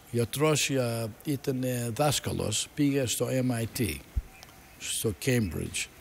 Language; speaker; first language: Greek; early bilingual, heritage; Greek